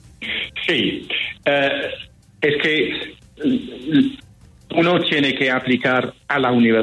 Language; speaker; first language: Spanish; non-native, fluent; English